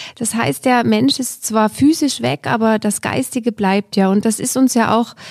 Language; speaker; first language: German; native; German